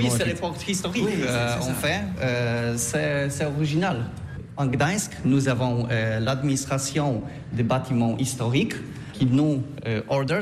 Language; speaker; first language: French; non-native, learner; Polish